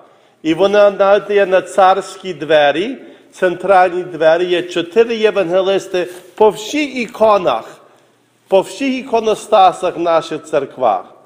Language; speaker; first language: Ukrainian; early bilingual, heritage; Ukrainian